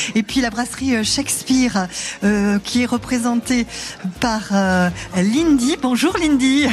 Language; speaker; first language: French; native; French